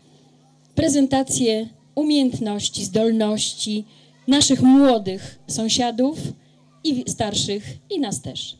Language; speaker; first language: Polish; native; Polish